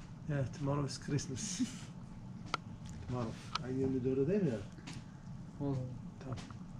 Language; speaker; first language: English; non-native, fluent; Turkish